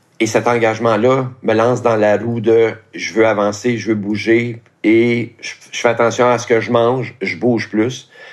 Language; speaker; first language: French; native; French